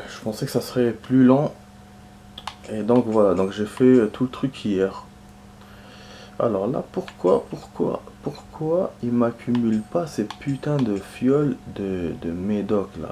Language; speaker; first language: French; native; French